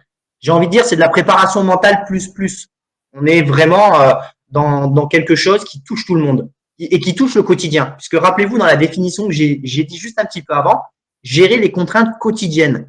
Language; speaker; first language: French; native; French